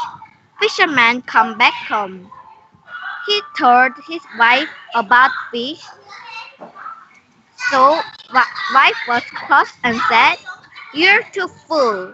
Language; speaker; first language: English; non-native, learner; Korean